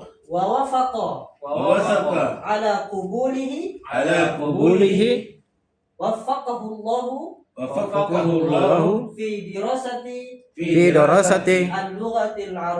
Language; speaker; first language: Arabic; non-native, fluent; Indonesian